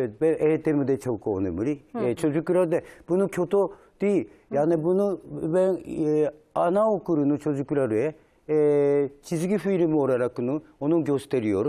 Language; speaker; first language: Turkish; non-native, learner; Japanese